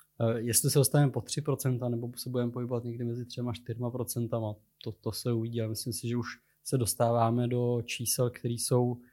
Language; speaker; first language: Czech; native; Czech